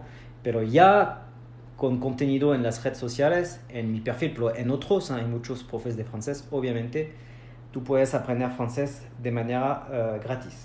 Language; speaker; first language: Spanish; non-native, fluent; French